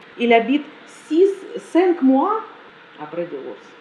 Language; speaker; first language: French; non-native, learner; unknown